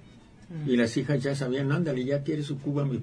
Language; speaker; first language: Spanish; native; Spanish